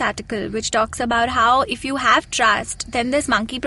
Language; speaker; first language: English; non-native, local second language; Hindi